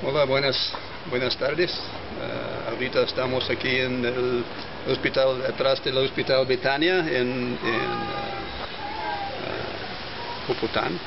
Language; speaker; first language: Spanish; non-native, fluent; English